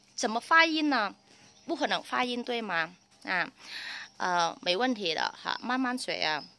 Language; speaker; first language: Chinese; non-native, fluent; Vietnamese